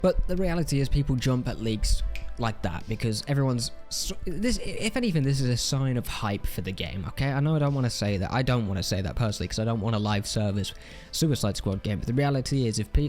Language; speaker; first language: English; native; English